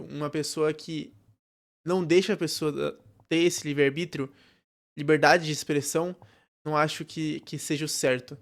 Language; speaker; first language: Portuguese; native; Portuguese